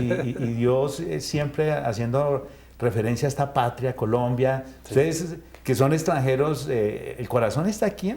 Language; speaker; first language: Spanish; native; Spanish